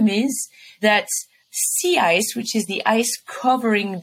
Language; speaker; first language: English; non-native, fluent; French